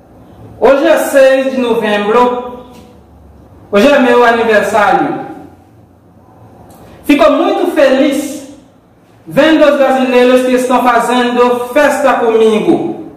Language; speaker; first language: Portuguese; non-native, fluent; Haitian Creole